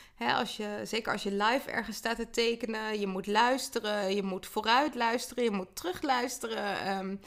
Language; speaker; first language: Dutch; native; Dutch